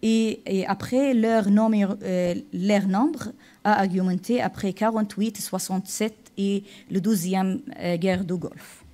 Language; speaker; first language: French; non-native, fluent; Arabic